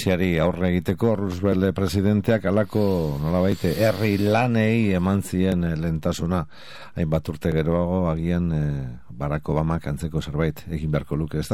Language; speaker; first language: Basque; native; Basque